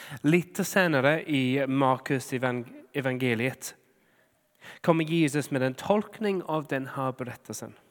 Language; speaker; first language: Swedish; non-native, fluent; English